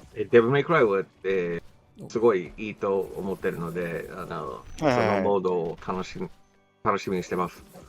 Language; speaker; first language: Japanese; non-native, fluent; English